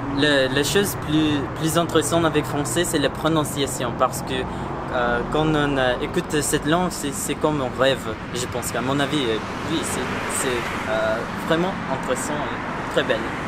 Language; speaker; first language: French; non-native, fluent; English